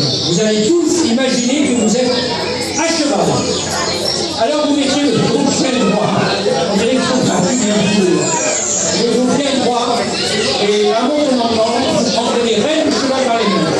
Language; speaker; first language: French; native; French